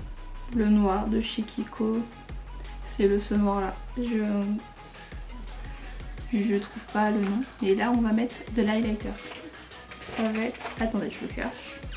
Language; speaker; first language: French; native; French